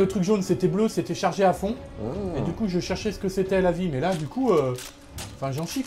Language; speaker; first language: French; native; French